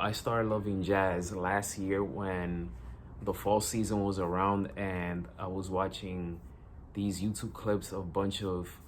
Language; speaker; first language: English; native; English